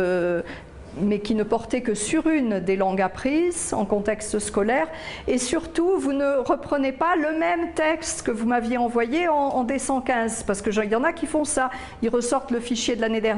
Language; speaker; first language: French; native; French